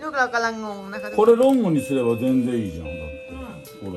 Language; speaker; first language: Japanese; native; Japanese